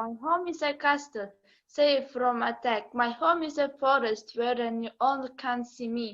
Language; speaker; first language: English; non-native, learner; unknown